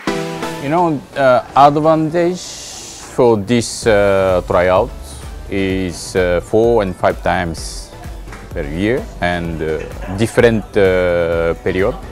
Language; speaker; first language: English; non-native, learner; Japanese